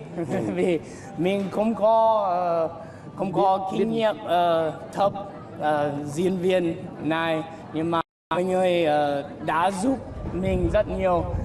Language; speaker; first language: Vietnamese; non-native, learner; English